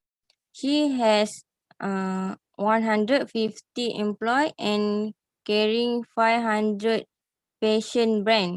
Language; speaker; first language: English; non-native, learner; Malay